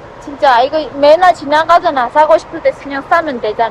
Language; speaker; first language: Korean; non-native, learner; Khmer